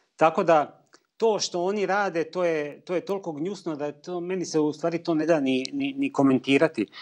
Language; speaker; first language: Croatian; native; Croatian